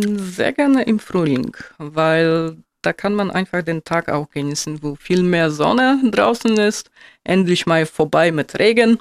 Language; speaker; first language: German; non-native, fluent; Polish